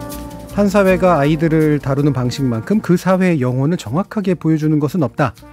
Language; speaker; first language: Korean; native; Korean